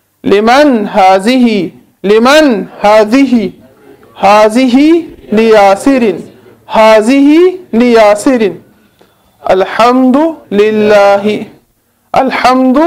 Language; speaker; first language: Arabic; non-native, fluent; Urdu